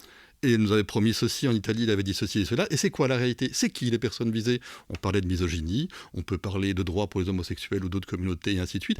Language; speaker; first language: French; native; French